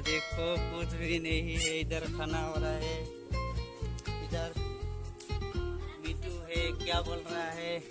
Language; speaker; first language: Hindi; non-native, local second language; Assamese